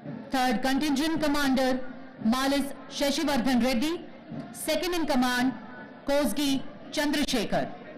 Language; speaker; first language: English; non-native, local second language; Telugu